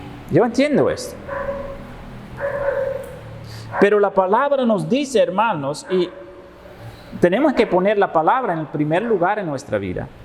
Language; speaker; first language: Spanish; non-native, fluent; Dutch